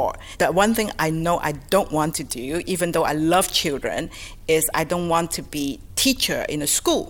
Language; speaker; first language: English; non-native, local second language; Cantonese